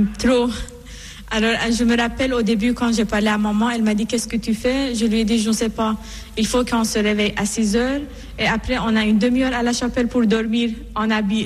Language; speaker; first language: French; non-native, fluent; Persian